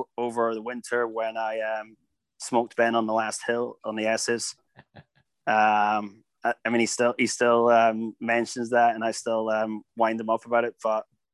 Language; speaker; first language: English; native; English